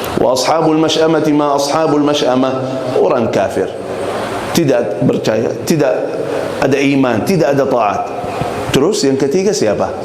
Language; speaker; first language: Malay; non-native, fluent; Arabic